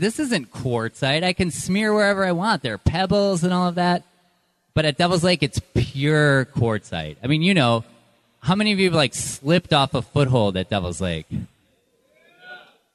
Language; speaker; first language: English; native; English